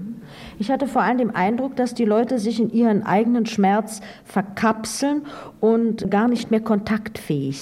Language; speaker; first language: German; native; German